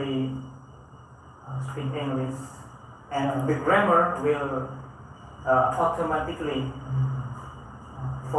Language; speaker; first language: English; non-native, learner; Indonesian